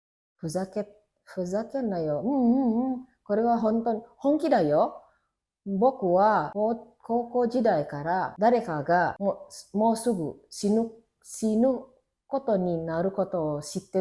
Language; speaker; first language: Japanese; non-native, fluent; Indonesian